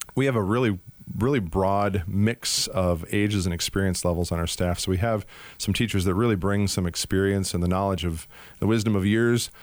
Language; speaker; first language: English; native; English